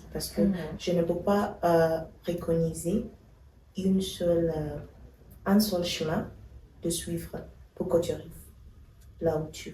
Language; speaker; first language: French; non-native, fluent; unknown